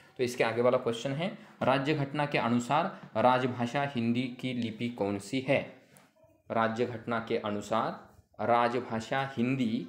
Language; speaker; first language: Hindi; non-native, local second language; Marathi